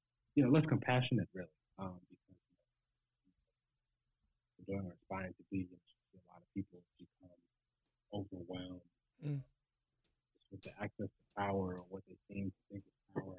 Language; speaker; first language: English; native; English